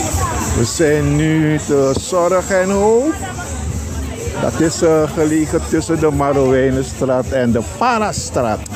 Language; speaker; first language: Dutch; non-native, local second language; Sranan Tongo